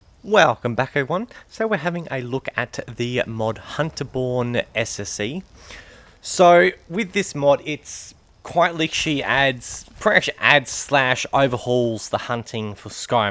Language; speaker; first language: English; native; English